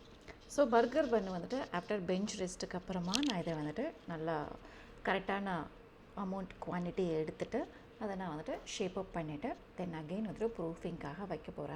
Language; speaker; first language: Tamil; native; Tamil